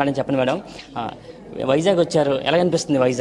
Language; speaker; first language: Telugu; native; Telugu